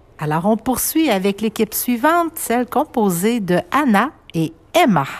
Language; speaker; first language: French; native; French